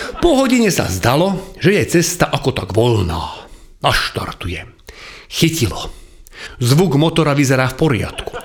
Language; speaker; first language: Slovak; non-native, local second language; Hungarian